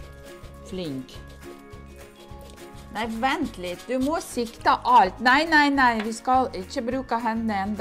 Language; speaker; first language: Norwegian; non-native, learner; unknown